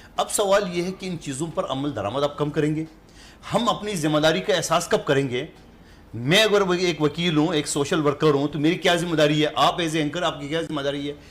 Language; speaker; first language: Urdu; non-native, local second language; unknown